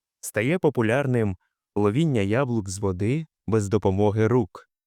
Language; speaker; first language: Ukrainian; native; Ukrainian